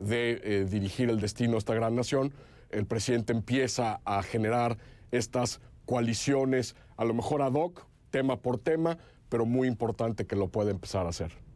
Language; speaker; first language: Spanish; native; Spanish